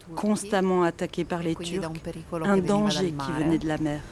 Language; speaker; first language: French; non-native, fluent; Italian